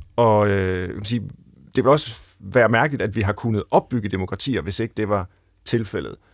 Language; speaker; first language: Danish; native; Danish